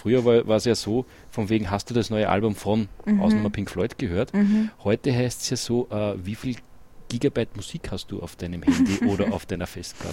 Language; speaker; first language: German; native; German